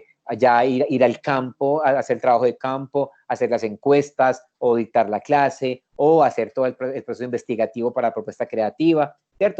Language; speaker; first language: Spanish; native; Spanish